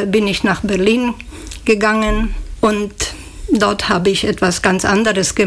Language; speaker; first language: German; non-native, local second language; Slovak